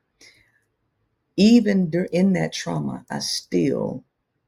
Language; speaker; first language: English; native; English